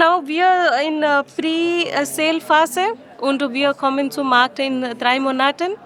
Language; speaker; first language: German; non-native, learner; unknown